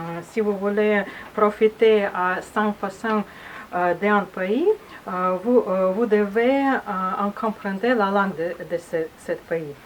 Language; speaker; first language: French; non-native, learner; Russian